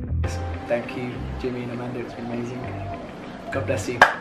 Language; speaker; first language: English; native; English